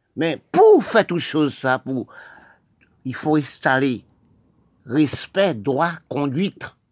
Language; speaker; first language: French; non-native, local second language; Haitian Creole